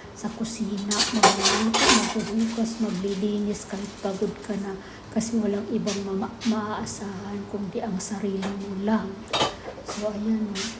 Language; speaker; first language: Filipino; non-native, local second language; Waray